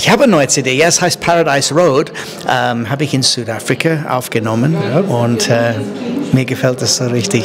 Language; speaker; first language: German; non-native, fluent; English